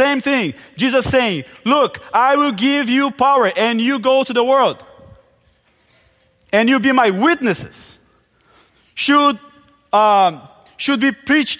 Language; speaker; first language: English; non-native, fluent; Portuguese